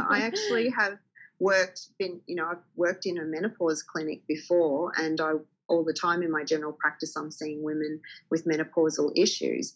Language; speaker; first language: English; native; English